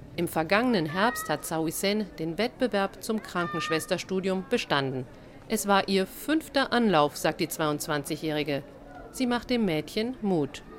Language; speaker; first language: German; native; German